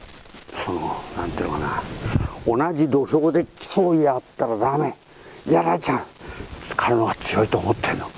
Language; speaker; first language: Japanese; native; Japanese